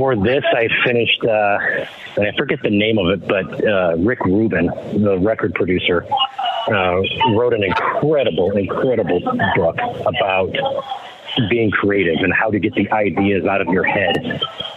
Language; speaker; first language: English; native; English